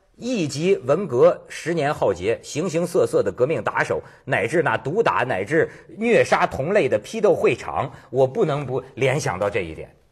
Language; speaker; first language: Chinese; native; Chinese